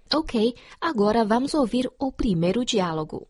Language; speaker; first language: Portuguese; non-native, fluent; Chinese